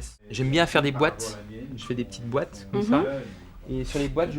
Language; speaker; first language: French; native; French